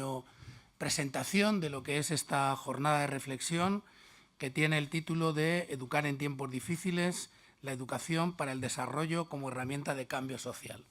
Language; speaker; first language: Spanish; native; Spanish